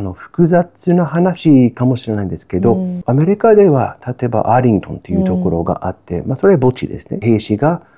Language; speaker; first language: Japanese; non-native, fluent; English